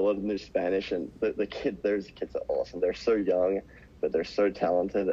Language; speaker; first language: English; native; English